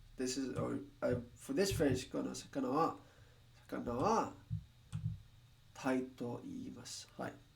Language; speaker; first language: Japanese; non-native, learner; English